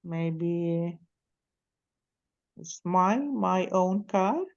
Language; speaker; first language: English; non-native, learner; Arabic